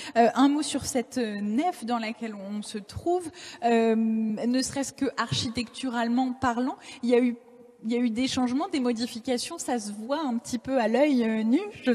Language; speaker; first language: French; native; French